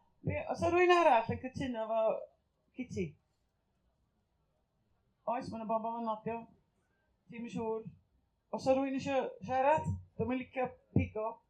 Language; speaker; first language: Welsh; native; Welsh